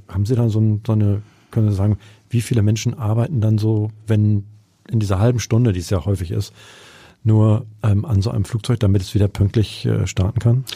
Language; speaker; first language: German; native; German